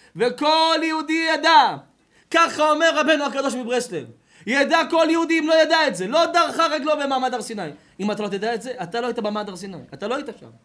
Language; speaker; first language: Hebrew; native; Hebrew